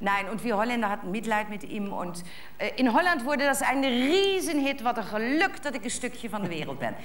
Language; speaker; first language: German; native; German